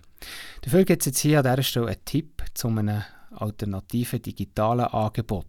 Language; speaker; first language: German; native; German